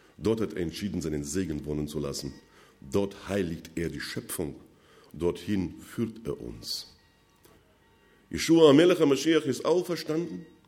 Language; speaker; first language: German; non-native, fluent; Russian